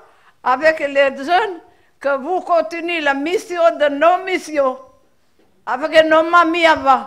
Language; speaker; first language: French; non-native, local second language; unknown